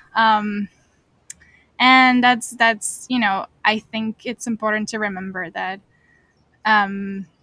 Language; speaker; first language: English; non-native, fluent; French